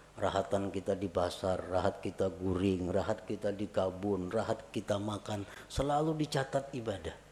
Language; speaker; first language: Indonesian; non-native, local second language; Banjar